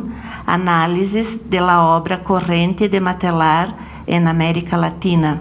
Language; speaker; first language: Spanish; non-native, learner; Portuguese